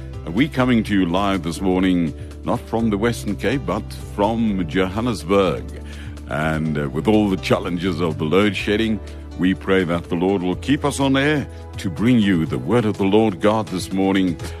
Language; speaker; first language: English; non-native, local second language; Afrikaans